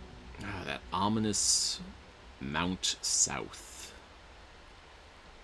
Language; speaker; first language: English; native; English